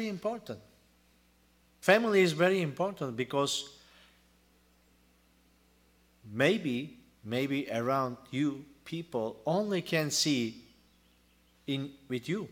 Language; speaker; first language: English; non-native, learner; Turkish